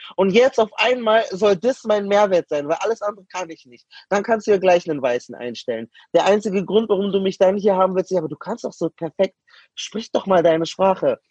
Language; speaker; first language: German; native; German